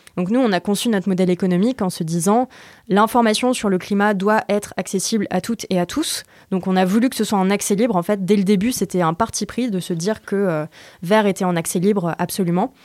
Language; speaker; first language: French; native; French